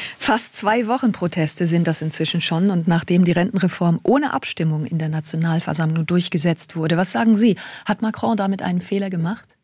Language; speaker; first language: German; native; German